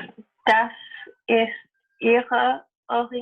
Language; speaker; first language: German; non-native, learner; English